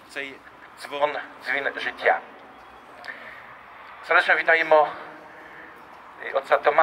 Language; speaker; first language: Polish; non-native, learner; Ukrainian